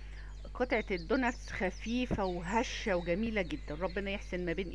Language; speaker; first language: Arabic; native; Arabic